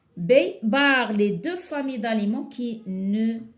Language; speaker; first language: French; non-native, local second language; Arabic